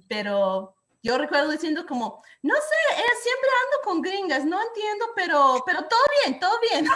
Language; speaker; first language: Spanish; early bilingual, heritage; Spanish